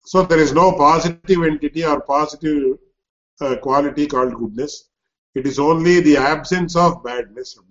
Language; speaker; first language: English; non-native, local second language; Tamil